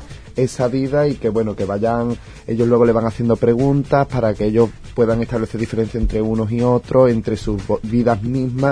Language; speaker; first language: Spanish; native; Spanish